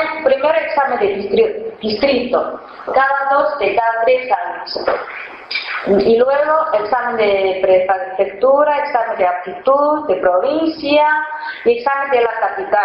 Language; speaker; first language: Spanish; non-native, fluent; Chinese